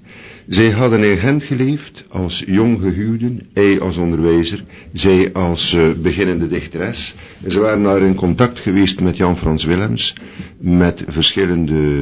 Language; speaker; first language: Dutch; native; Dutch